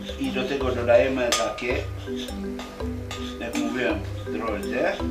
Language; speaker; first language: Polish; non-native, fluent; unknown